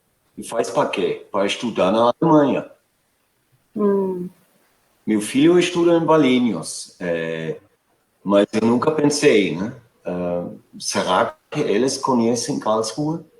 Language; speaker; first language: Portuguese; non-native, fluent; German